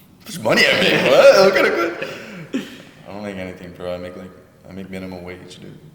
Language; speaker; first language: English; native; English